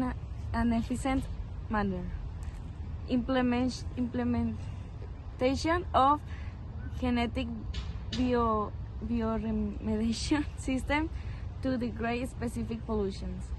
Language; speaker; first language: English; non-native, learner; Spanish